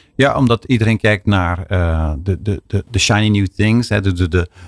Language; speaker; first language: Dutch; native; Dutch